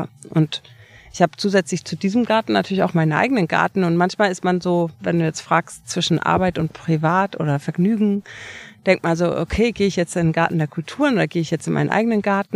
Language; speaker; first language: German; native; German